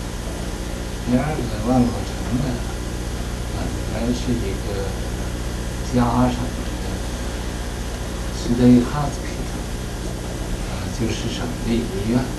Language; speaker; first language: Chinese; native; Chinese